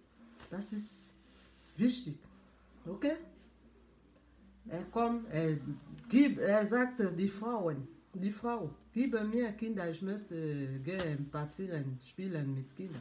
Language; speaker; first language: German; non-native, learner; French